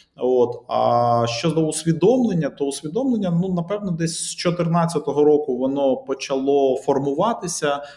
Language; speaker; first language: Ukrainian; native; Ukrainian